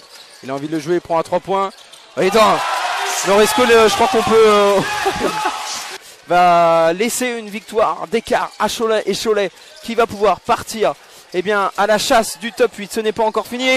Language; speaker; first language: French; native; French